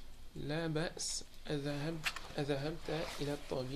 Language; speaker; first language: Arabic; non-native, learner; French